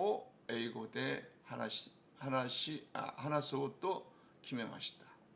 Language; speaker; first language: Japanese; non-native, fluent; Korean